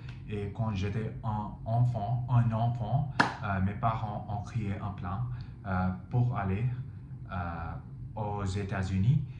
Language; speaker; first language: French; non-native, fluent; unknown